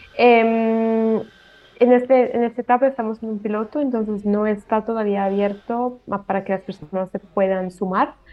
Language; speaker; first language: Spanish; non-native, fluent; Italian